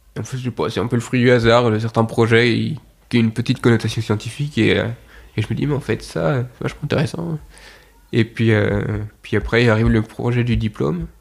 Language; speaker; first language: French; native; French